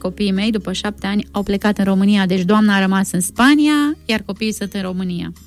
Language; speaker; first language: Romanian; native; Romanian